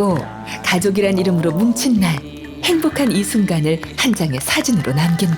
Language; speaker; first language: Korean; native; Korean